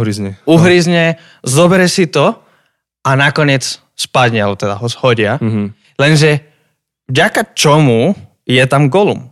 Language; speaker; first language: Slovak; native; Slovak